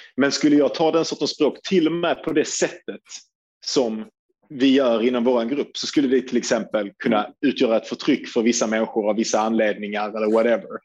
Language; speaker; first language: Swedish; early bilingual, other home language; Turkish